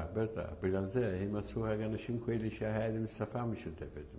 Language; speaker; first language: Hebrew; non-native, fluent; Yiddish